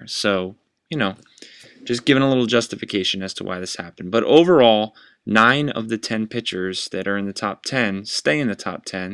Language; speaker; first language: English; native; English